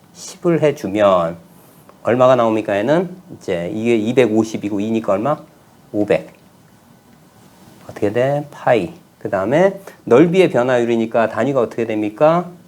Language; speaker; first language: Korean; native; Korean